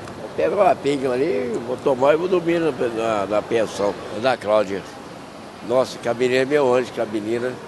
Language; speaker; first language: Portuguese; native; Portuguese